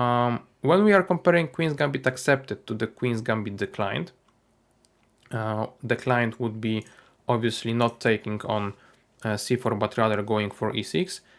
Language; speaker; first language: English; non-native, fluent; Polish